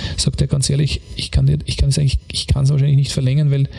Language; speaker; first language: German; native; German